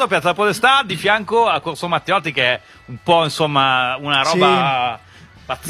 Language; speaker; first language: Italian; native; Italian